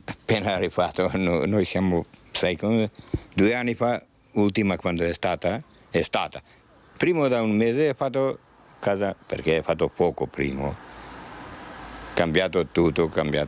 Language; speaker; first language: Italian; non-native, learner; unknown